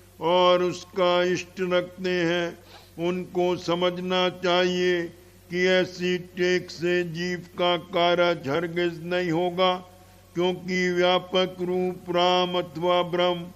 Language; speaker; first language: Hindi; native; Hindi